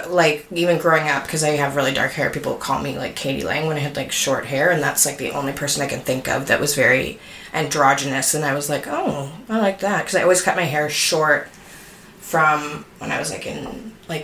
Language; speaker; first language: English; native; English